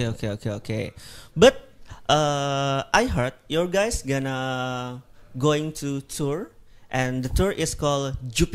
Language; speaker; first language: English; non-native, learner; Indonesian